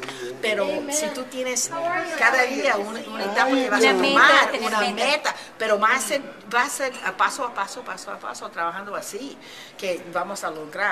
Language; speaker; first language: Spanish; early bilingual, heritage; Spanish